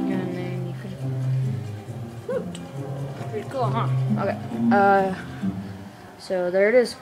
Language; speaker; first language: English; native; English